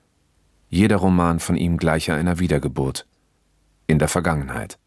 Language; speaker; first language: German; native; German